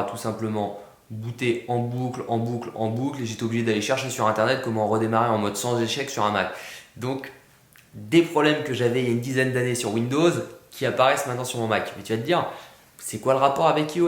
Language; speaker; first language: French; native; French